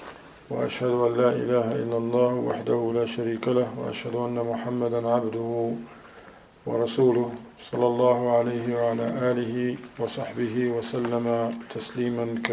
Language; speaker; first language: Arabic; non-native, fluent; English